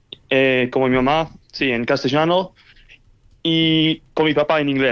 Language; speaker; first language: Spanish; early bilingual, heritage; English